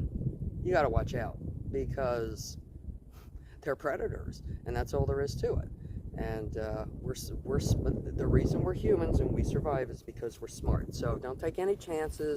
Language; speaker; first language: English; native; English